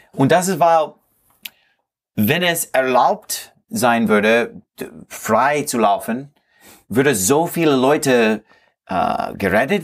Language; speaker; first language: German; non-native, fluent; English